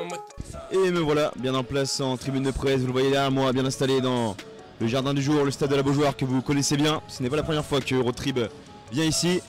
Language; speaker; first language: French; native; French